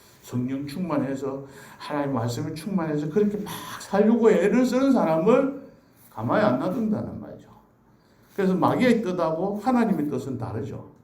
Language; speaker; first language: Korean; native; Korean